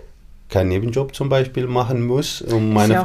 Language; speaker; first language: German; non-native, fluent; Arabic